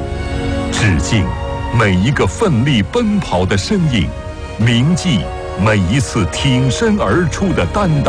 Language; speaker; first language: Chinese; native; Chinese